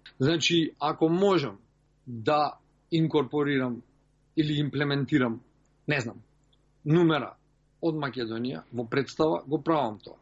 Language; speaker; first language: Macedonian; early bilingual, heritage; Macedonian